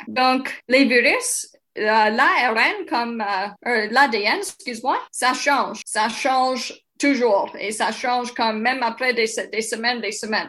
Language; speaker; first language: French; non-native, local second language; English